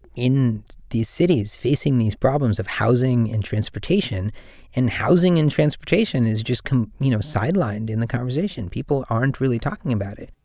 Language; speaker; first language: English; native; English